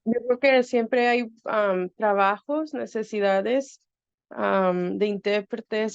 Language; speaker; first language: Spanish; early bilingual, heritage; Spanish